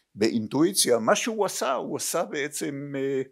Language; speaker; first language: Hebrew; native; Hebrew